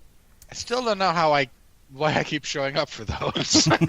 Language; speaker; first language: English; native; English